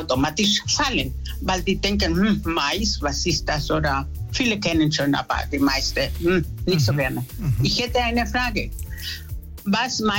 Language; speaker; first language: German; non-native, learner; Spanish